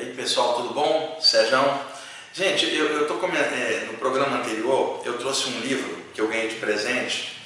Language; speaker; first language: Portuguese; native; Portuguese